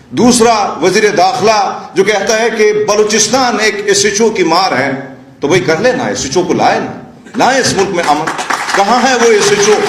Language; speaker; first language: Urdu; non-native, local second language; Pashto